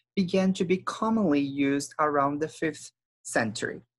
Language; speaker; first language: English; non-native, fluent; Portuguese